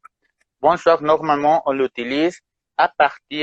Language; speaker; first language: French; non-native, fluent; Spanish